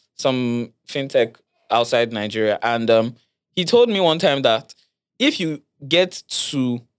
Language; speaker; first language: English; non-native, local second language; Yoruba